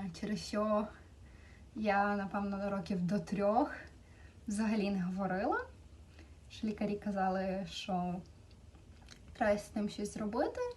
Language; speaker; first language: Ukrainian; native; Ukrainian